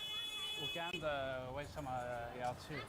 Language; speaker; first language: Chinese; non-native, learner; English